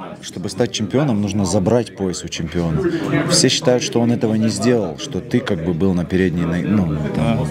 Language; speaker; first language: Russian; native; Russian